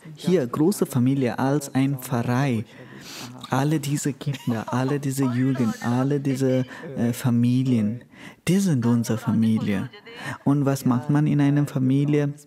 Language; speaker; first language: German; non-native, learner; Konkani